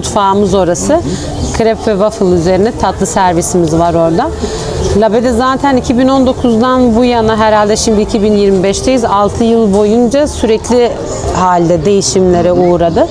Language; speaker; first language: Turkish; early bilingual, heritage; Turkish